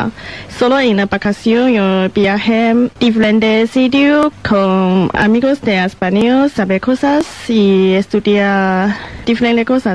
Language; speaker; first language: Spanish; non-native, learner; Chinese